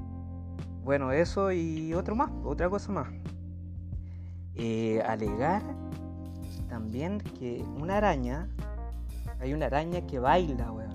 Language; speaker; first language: Spanish; native; Spanish